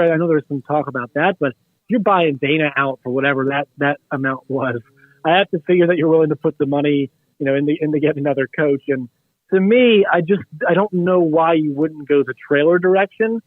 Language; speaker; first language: English; native; English